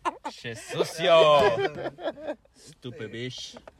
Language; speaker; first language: Spanish; early bilingual, heritage; Spanish